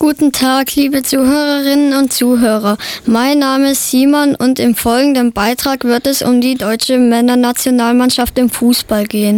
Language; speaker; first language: German; native; German